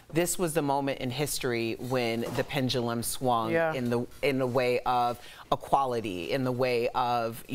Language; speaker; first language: English; native; English